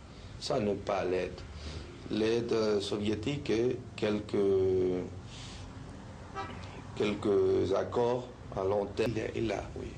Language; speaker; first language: French; non-native, learner; Spanish